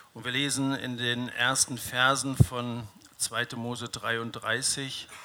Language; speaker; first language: German; native; German